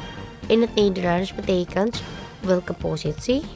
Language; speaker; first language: Dutch; non-native, learner; Indonesian